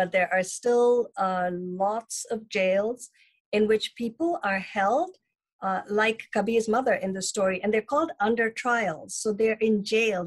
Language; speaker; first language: English; non-native, local second language; Tamil